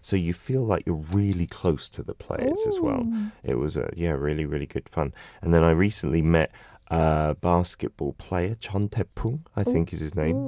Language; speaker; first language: English; native; English